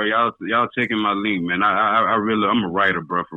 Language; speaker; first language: English; native; English